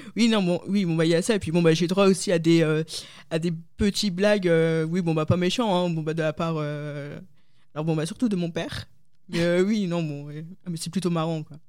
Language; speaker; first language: French; native; French